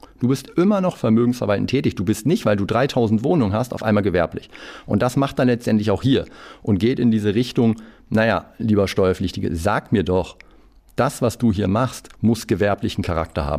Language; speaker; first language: German; native; German